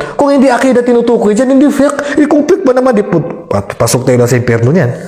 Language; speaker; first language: Filipino; non-native, local second language; Maranao